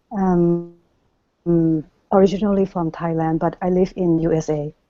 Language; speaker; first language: English; non-native, learner; Thai